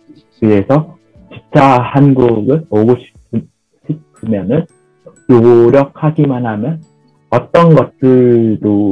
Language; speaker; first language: Korean; non-native, fluent; Vietnamese